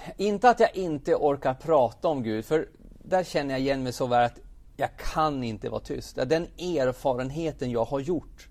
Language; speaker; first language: Swedish; native; Swedish